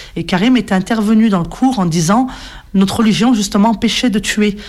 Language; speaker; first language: French; native; French